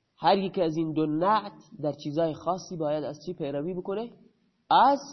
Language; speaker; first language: Persian; non-native, local second language; Baluchi